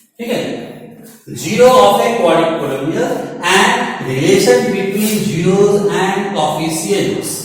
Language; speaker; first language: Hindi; native; Hindi